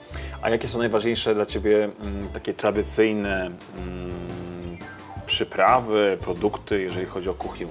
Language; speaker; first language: Polish; native; Polish